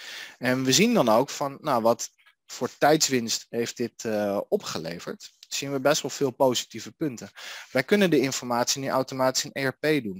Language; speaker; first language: Dutch; native; Dutch